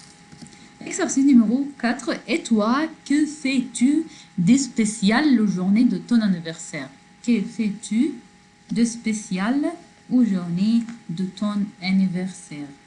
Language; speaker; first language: French; non-native, learner; Arabic